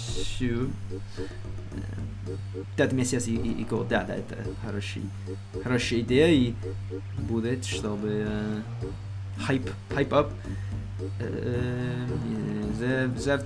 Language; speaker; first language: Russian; non-native, learner; English